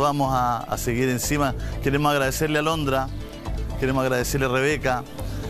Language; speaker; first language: Spanish; native; Spanish